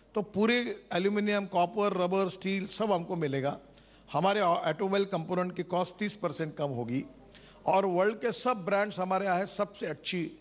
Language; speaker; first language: Hindi; non-native, local second language; Marathi